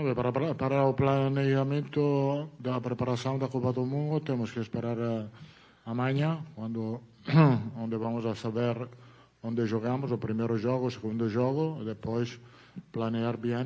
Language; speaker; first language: Portuguese; non-native, learner; Italian